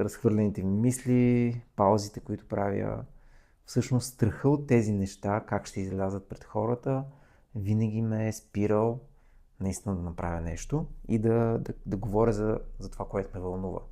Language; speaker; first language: Bulgarian; native; Bulgarian